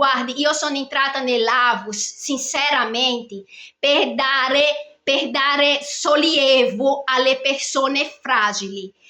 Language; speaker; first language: Italian; non-native, fluent; Portuguese